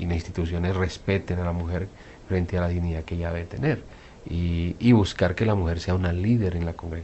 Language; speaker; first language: Spanish; native; Spanish